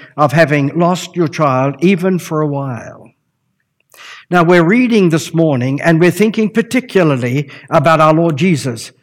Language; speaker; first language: English; native; English